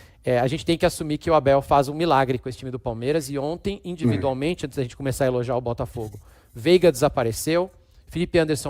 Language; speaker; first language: Portuguese; native; Portuguese